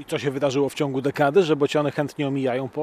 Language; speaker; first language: Polish; native; Polish